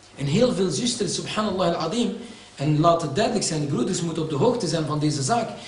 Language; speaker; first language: Dutch; early bilingual, other home language; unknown